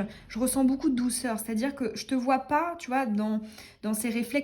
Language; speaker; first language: French; native; French